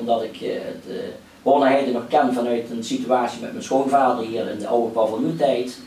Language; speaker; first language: Dutch; native; Dutch